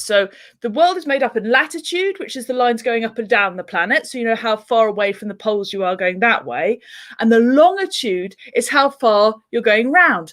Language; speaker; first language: English; native; English